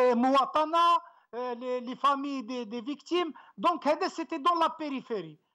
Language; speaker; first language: French; non-native, local second language; Arabic